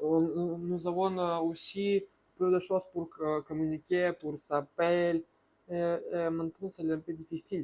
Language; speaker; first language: French; non-native, learner; Russian